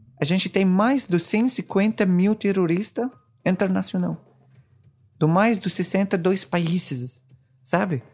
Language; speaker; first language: Portuguese; non-native, fluent; Arabic